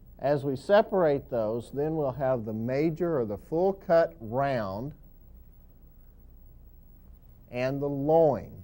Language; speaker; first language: English; native; English